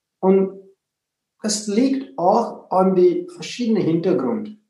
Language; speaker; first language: German; non-native, fluent; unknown